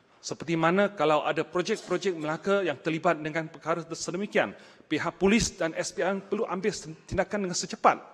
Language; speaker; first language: Malay; non-native, local second language; Chinese